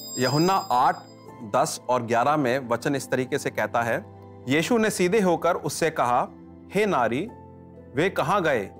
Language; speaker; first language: Hindi; native; Hindi